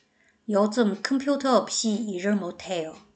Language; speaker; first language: Korean; non-native, fluent; Chinese